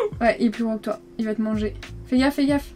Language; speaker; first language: French; native; French